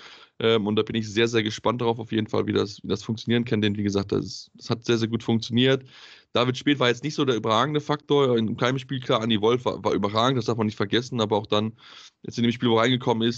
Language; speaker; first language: German; native; German